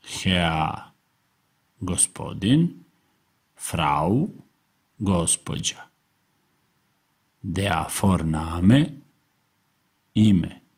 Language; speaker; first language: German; non-native, fluent; Serbian